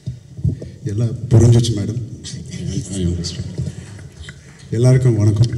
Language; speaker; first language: Tamil; non-native, learner; Telugu